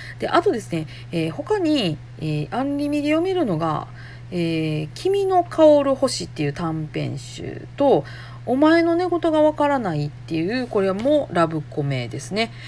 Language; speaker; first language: Japanese; native; Japanese